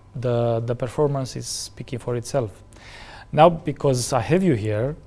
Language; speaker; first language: English; non-native, fluent; Romanian